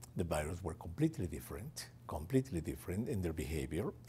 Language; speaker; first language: English; non-native, fluent; Spanish